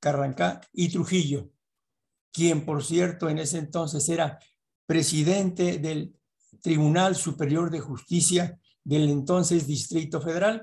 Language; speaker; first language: Spanish; native; Spanish